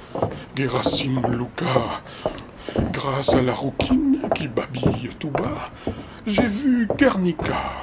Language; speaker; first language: French; native; French